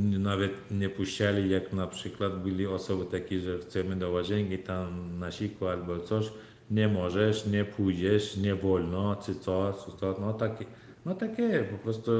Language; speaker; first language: Polish; non-native, learner; Turkmen